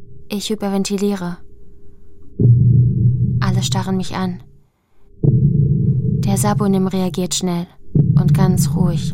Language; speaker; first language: German; native; German